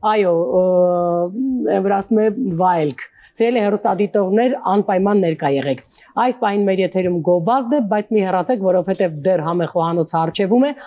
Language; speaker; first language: Armenian; native; Armenian